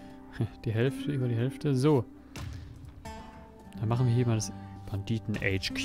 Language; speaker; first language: German; native; German